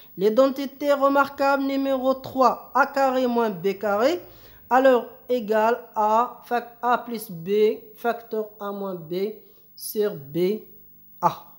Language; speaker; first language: French; non-native, local second language; Arabic